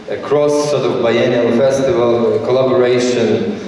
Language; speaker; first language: English; non-native, fluent; Ukrainian